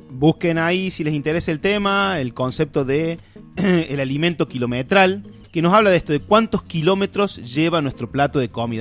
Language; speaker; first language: Spanish; native; Spanish